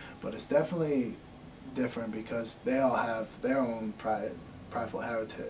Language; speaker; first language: English; early bilingual, other home language; Spanish